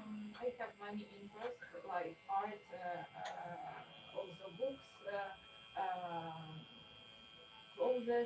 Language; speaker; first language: English; non-native, fluent; Ukrainian